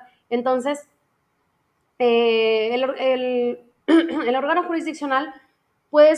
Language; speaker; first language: Spanish; native; Spanish